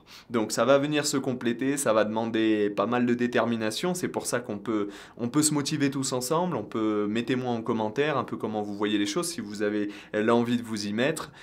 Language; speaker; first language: French; native; French